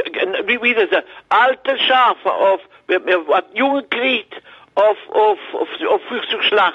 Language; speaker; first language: German; non-native, learner; French